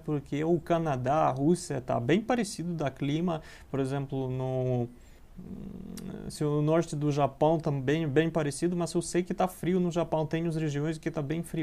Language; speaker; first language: Portuguese; non-native, learner; Russian